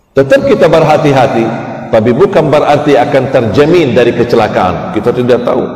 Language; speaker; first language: Malay; non-native, fluent; Arabic